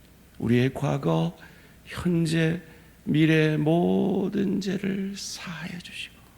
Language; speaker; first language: Korean; native; Korean